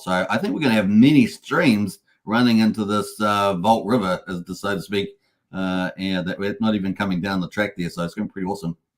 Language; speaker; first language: English; native; English